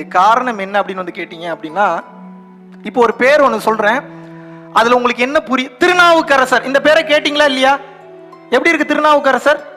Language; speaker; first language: Tamil; non-native, local second language; Telugu